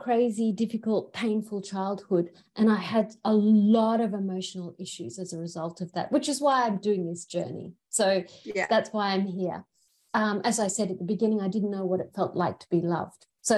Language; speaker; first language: English; native; English